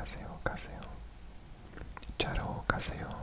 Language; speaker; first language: Korean; non-native, learner; English